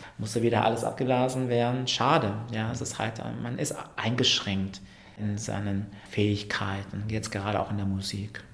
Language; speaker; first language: German; early bilingual, other home language; Vietnamese